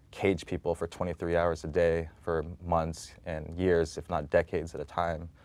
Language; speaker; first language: English; native; English